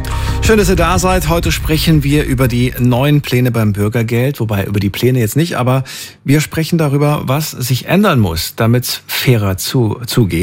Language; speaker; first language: German; native; German